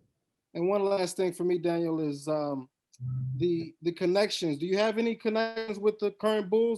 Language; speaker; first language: English; native; English